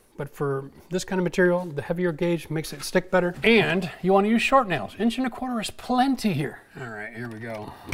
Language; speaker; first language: English; native; English